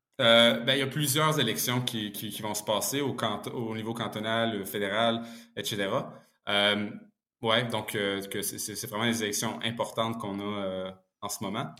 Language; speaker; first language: French; early bilingual, other home language; Bosnian